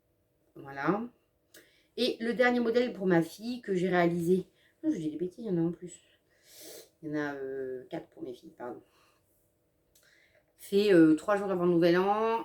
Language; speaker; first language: French; native; French